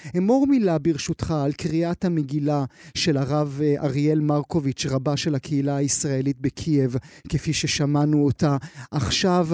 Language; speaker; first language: Hebrew; native; Hebrew